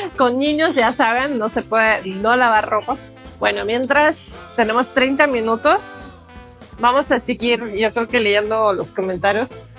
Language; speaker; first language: Spanish; non-native, fluent; Russian